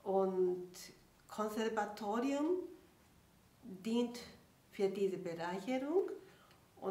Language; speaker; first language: German; non-native, fluent; Japanese